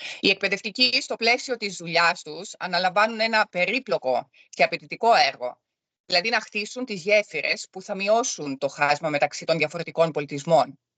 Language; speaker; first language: Greek; early bilingual, other home language; German